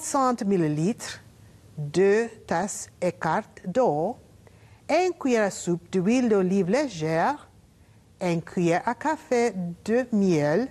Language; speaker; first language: French; non-native, learner; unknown